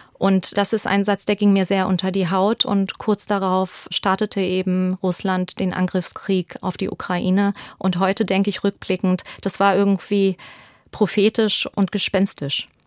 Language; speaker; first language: German; early bilingual, other home language; Albanian